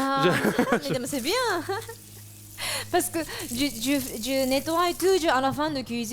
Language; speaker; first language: French; non-native, fluent; Japanese